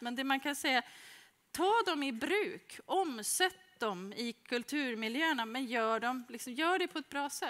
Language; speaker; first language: Swedish; native; Swedish